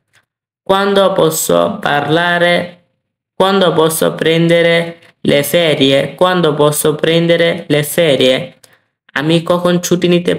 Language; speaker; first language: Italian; non-native, fluent; Bangla